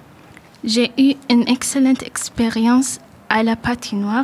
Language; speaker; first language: French; non-native, learner; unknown